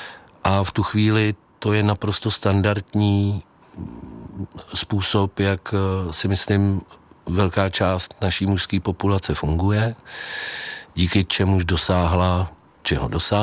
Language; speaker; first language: Czech; native; Czech